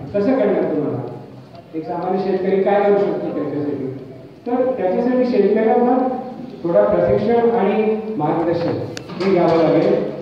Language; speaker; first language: Marathi; non-native, local second language; Hindi